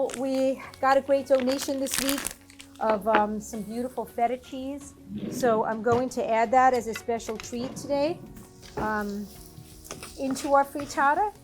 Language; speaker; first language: English; native; English